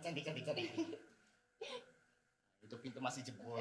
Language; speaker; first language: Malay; non-native, fluent; Japanese